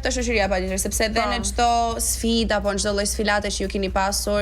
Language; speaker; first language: Albanian; native; Albanian